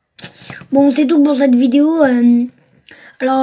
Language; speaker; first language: French; early bilingual, other home language; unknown